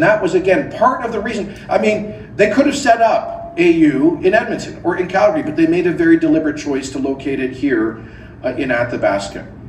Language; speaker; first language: English; native; English